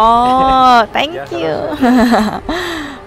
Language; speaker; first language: English; non-native, learner; Thai